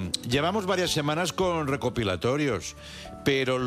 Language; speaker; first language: Spanish; native; Spanish